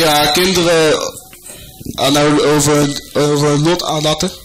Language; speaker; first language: Dutch; non-native, fluent; French